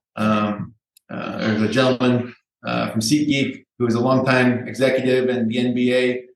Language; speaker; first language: English; native; English